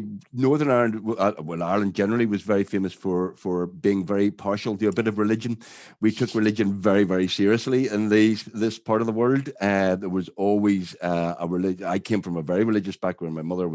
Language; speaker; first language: English; native; English